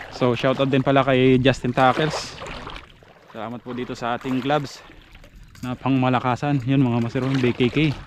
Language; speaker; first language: Filipino; native; Filipino